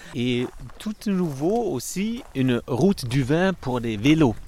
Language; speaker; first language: French; non-native, learner; German